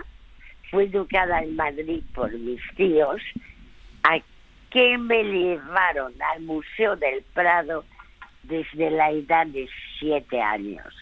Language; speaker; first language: Spanish; early bilingual, other home language; French